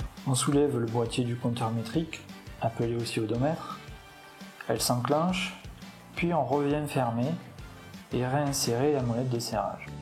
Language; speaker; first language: French; native; French